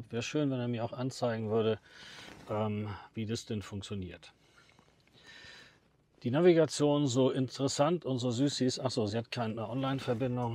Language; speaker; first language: German; native; German